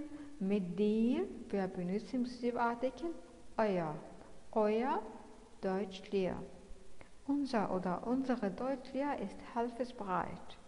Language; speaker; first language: German; non-native, fluent; Arabic